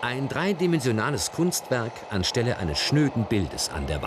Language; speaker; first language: German; native; German